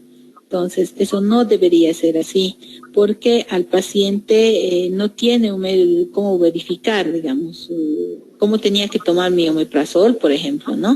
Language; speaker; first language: Spanish; native; Spanish